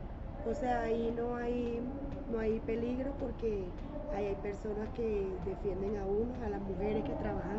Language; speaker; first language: Spanish; native; Spanish